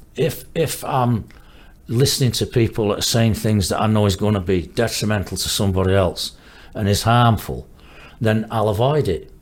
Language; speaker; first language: English; native; English